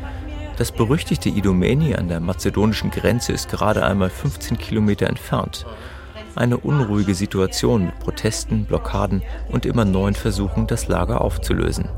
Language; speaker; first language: German; native; German